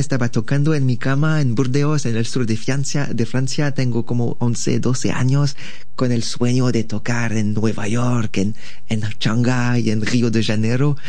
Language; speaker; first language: Spanish; non-native, learner; French